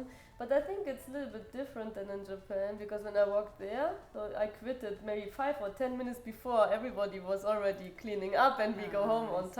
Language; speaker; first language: English; non-native, fluent; German